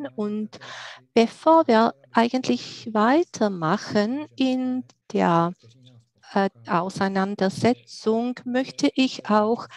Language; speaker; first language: German; non-native, fluent; Czech